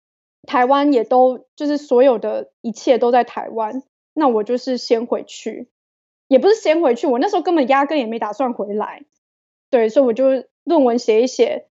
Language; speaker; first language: Chinese; native; Chinese